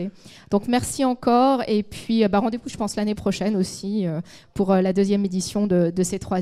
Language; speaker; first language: French; native; French